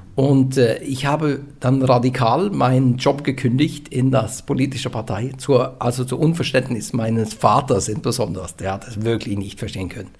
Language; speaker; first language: German; non-native, fluent; Norwegian